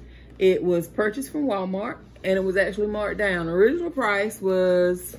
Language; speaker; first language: English; native; English